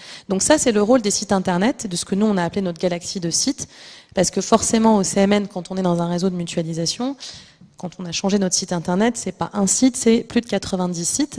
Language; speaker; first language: French; native; French